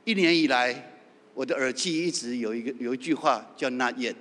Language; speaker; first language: Chinese; native; Chinese